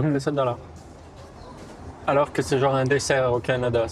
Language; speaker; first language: French; native; French